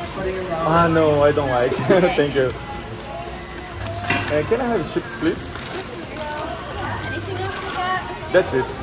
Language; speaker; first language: English; non-native, learner; Portuguese